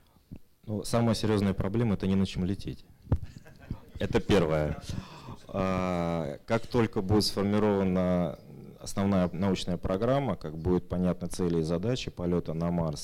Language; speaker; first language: Russian; native; Russian